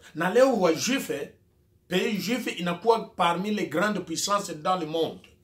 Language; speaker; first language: French; non-native, local second language; Swahili